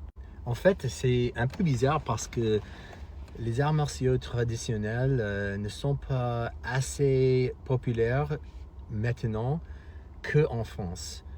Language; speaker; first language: French; non-native, fluent; English